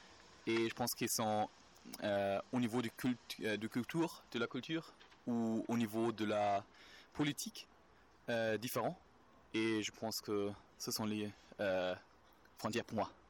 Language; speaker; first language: French; non-native, learner; German